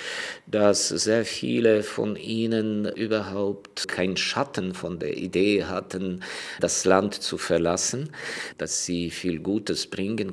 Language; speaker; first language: German; non-native, fluent; Ukrainian